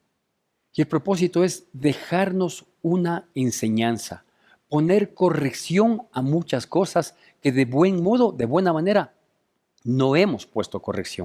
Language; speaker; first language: Spanish; native; Spanish